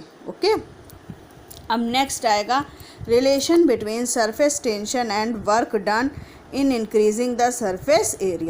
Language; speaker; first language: Hindi; native; Hindi